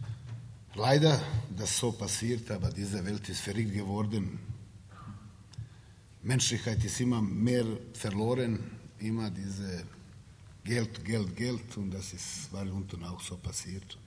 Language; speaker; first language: German; non-native, learner; Serbian